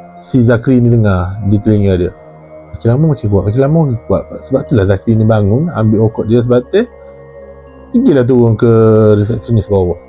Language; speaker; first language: Malay; native; Malay